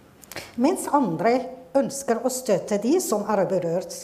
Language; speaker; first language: Norwegian; non-native, fluent; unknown